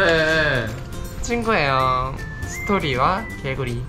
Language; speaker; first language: Korean; native; Korean